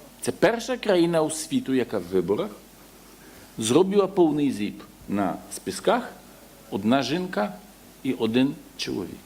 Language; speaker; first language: Ukrainian; non-native, learner; Polish